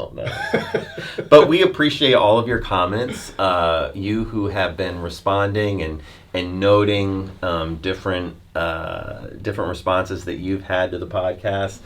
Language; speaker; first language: English; native; English